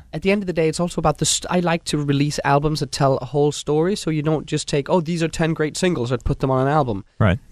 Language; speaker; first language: English; non-native, fluent; Danish